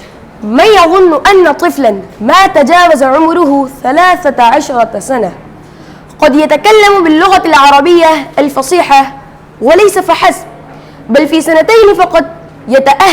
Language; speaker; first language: Arabic; non-native, fluent; Urdu